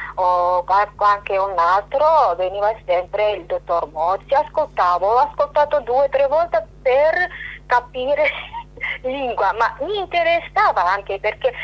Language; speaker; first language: Italian; non-native, fluent; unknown